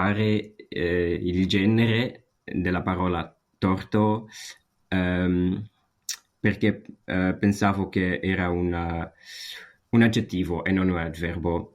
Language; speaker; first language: Italian; non-native, learner; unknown